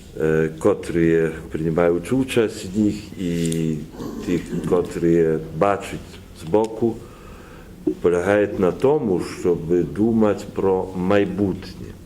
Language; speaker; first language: Ukrainian; non-native, learner; Polish